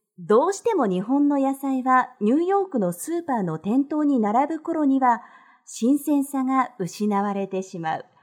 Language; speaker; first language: Japanese; native; Japanese